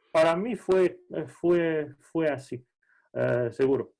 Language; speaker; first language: Spanish; non-native, fluent; Greek